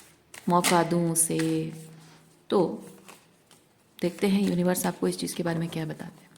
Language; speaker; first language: Hindi; native; Hindi